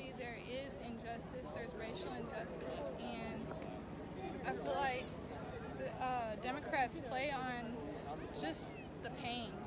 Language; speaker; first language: English; native; English